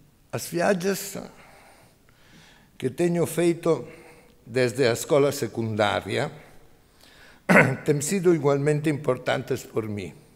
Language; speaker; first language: Portuguese; non-native, learner; Italian